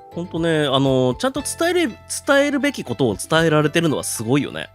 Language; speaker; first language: Japanese; native; Japanese